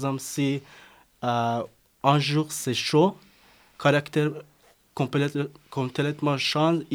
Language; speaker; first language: French; non-native, learner; Persian